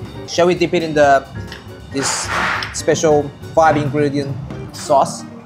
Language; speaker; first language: English; non-native, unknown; Korean